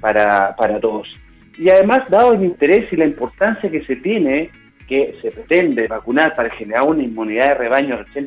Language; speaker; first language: Spanish; native; Spanish